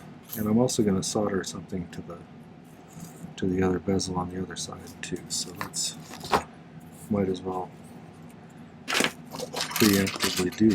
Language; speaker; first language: English; native; English